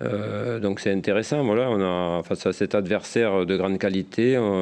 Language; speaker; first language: French; native; French